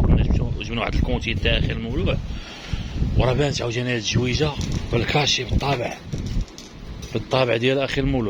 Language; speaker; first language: Arabic; native; Arabic